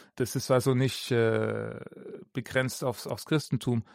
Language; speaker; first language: German; native; German